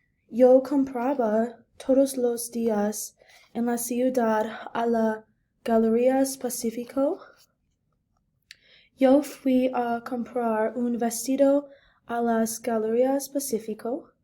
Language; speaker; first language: Spanish; non-native, learner; English